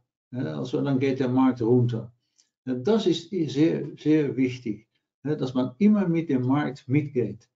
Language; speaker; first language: German; non-native, learner; Dutch